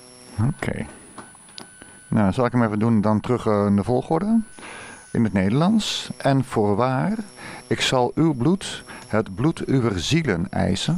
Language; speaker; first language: Dutch; native; Dutch